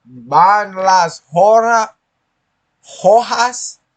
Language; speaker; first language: Spanish; non-native, learner; English